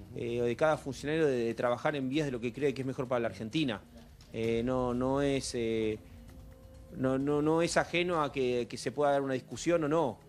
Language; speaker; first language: Spanish; native; Spanish